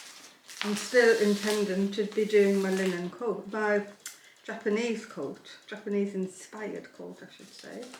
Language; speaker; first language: English; native; English